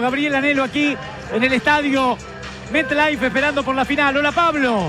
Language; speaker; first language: Spanish; native; Spanish